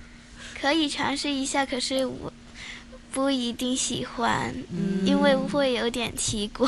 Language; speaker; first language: Chinese; non-native, local second language; Cantonese